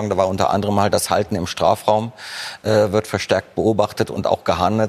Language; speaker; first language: German; native; German